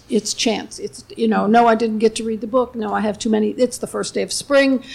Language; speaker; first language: English; native; English